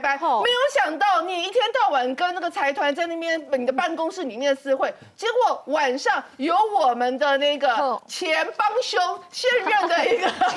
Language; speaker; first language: Chinese; native; Chinese